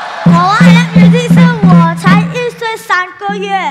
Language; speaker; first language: Chinese; non-native, local second language; Malay